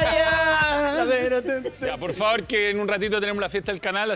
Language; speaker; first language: Spanish; native; Spanish